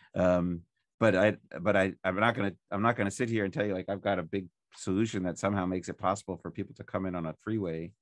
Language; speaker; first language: English; native; English